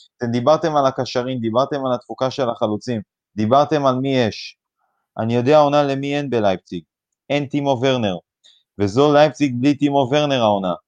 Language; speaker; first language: Hebrew; native; Hebrew